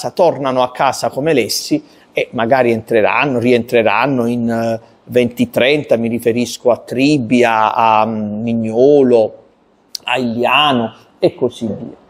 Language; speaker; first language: Italian; native; Italian